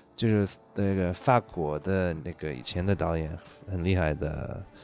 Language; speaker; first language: Chinese; non-native, fluent; English